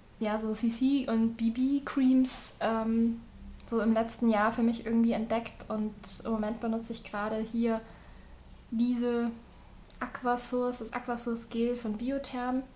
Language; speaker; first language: German; native; German